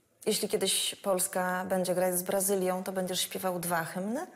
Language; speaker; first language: Polish; native; Polish